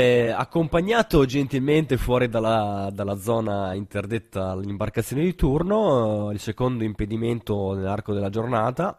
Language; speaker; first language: Italian; native; Italian